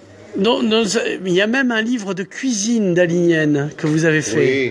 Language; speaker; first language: French; native; French